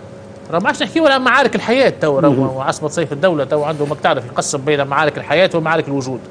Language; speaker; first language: Arabic; native; Arabic